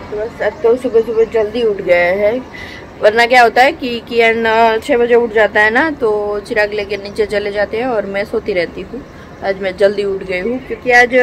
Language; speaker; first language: Hindi; non-native, local second language; Gujarati